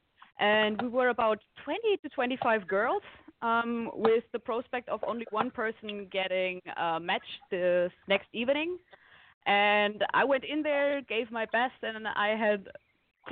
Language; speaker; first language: English; non-native, fluent; German